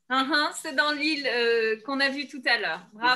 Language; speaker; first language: French; non-native, fluent; Turkish